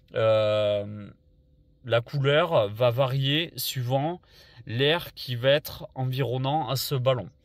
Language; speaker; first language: French; native; French